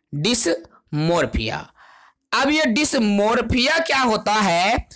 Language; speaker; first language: Hindi; non-native, local second language; Chhattisgarhi